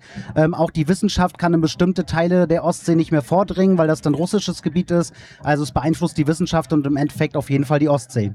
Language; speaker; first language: German; native; German